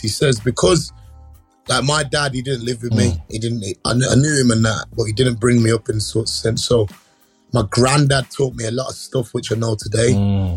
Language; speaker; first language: English; native; English